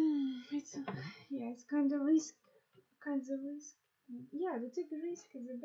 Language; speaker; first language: English; non-native, learner; Russian